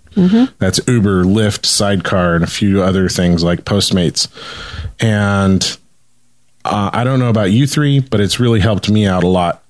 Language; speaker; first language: English; native; English